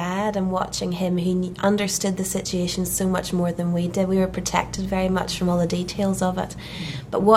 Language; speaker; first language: English; native; English